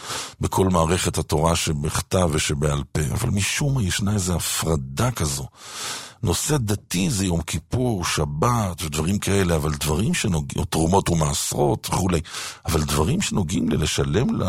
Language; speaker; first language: Hebrew; native; Hebrew